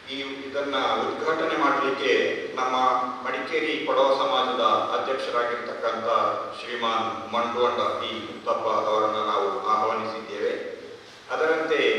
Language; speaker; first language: Kannada; non-native, local second language; Kodava